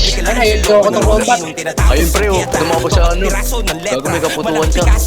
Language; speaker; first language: Filipino; native; Filipino